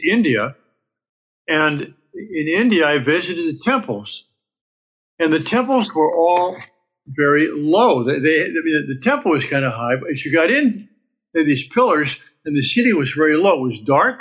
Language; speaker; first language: English; native; English